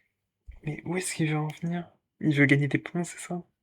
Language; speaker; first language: French; native; French